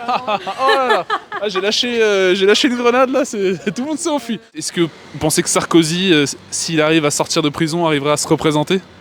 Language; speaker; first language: French; native; French